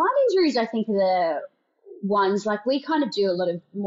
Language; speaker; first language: English; native; English